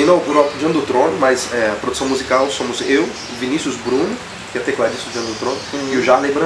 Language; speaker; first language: Portuguese; native; Portuguese